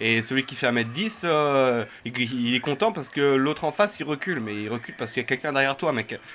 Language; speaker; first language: French; native; French